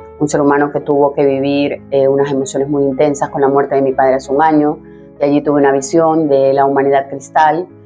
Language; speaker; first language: Spanish; native; Spanish